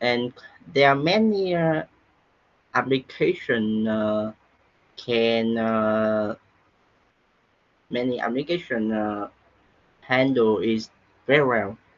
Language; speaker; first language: English; non-native, learner; Vietnamese